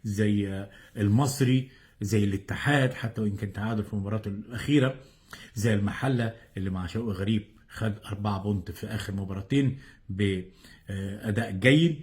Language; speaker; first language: Arabic; native; Arabic